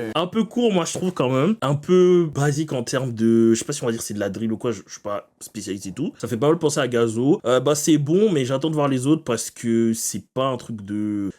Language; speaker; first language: French; native; French